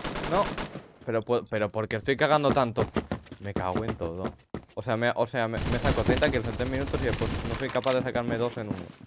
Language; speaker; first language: Spanish; native; Spanish